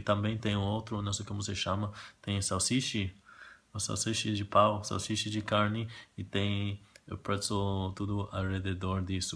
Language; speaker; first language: Portuguese; non-native, learner; Spanish